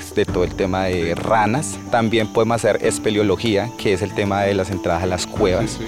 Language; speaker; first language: Spanish; native; Spanish